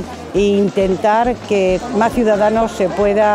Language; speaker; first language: Spanish; native; Spanish